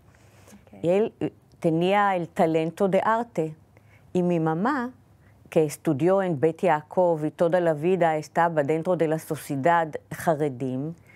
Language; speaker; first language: Spanish; non-native, fluent; Hebrew